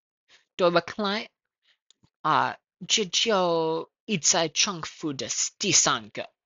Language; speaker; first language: Chinese; non-native, learner; English